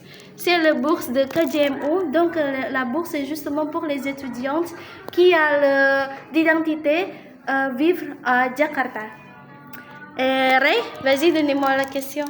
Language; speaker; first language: French; non-native, learner; Indonesian